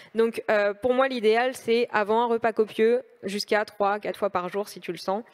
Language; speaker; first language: French; native; French